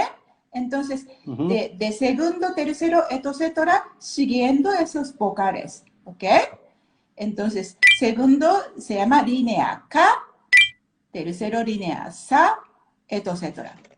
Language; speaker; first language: Spanish; non-native, learner; Japanese